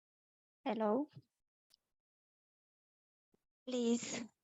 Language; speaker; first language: English; non-native, fluent; Romanian